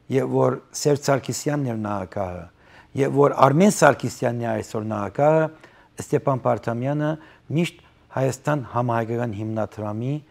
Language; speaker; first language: Armenian; early bilingual, heritage; Armenian